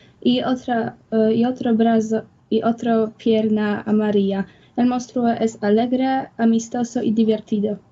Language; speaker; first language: Spanish; non-native, learner; Polish